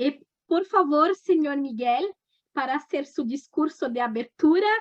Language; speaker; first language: Spanish; non-native, learner; Portuguese